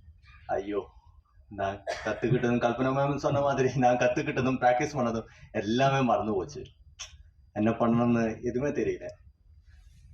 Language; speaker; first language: Tamil; non-native, fluent; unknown